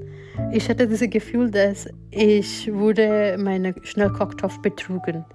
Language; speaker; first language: German; non-native, learner; Gujarati